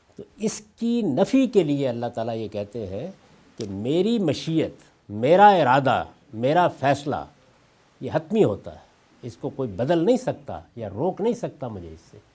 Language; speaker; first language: Urdu; non-native, local second language; Punjabi